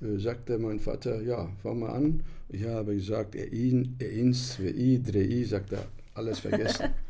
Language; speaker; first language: German; non-native, fluent; Turkish